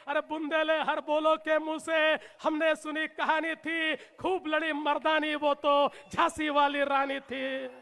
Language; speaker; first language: Hindi; non-native, local second language; Marathi